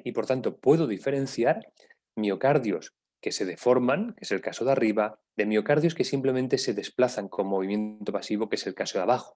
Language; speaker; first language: Spanish; native; Spanish